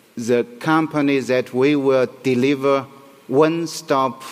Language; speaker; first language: English; non-native, fluent; Chinese